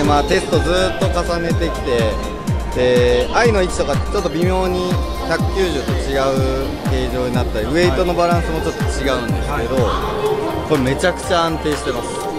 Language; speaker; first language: Japanese; native; Japanese